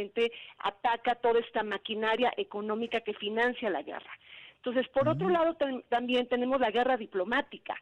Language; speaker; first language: Spanish; native; Spanish